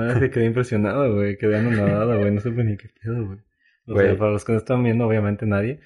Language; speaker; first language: Spanish; native; Spanish